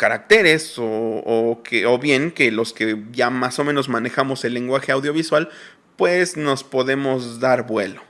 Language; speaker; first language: Spanish; native; Spanish